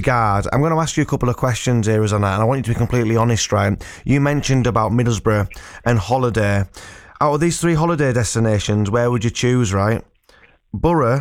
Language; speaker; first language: English; native; English